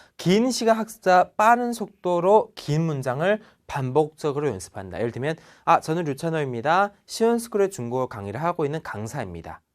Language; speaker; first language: Korean; non-native, fluent; Chinese